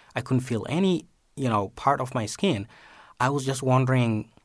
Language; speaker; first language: English; non-native, fluent; Somali